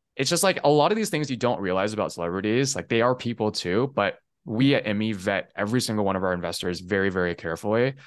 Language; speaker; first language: English; early bilingual, other home language; Chinese